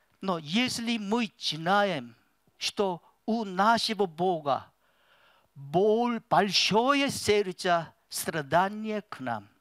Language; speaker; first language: Russian; non-native, learner; Korean